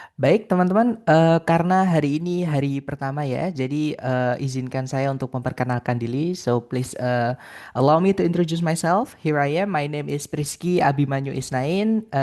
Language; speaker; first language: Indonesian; non-native, local second language; Javanese